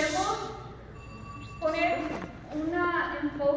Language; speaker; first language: Spanish; early bilingual, other home language; English